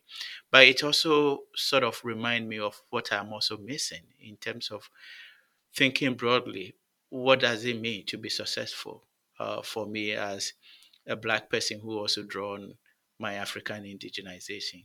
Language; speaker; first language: English; non-native, local second language; Akan